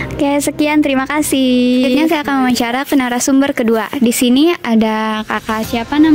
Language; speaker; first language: Indonesian; native; Indonesian